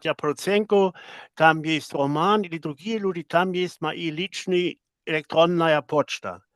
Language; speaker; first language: Russian; non-native, learner; German